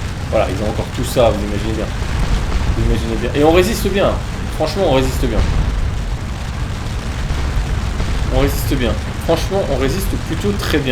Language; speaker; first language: French; native; French